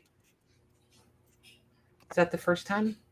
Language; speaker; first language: English; native; English